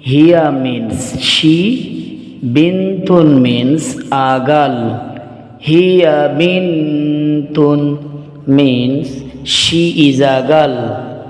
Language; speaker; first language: English; non-native, local second language; Bangla